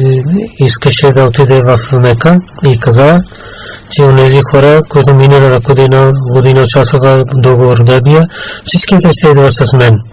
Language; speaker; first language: Bulgarian; non-native, learner; Urdu